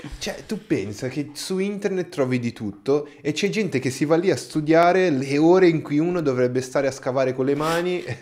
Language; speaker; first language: Italian; non-native, fluent; Portuguese